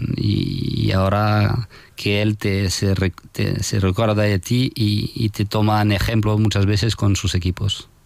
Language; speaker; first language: Spanish; non-native, fluent; French